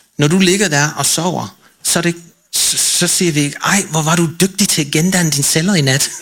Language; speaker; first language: Danish; non-native, fluent; English